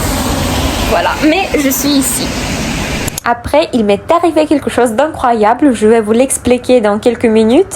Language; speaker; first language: French; non-native, fluent; Russian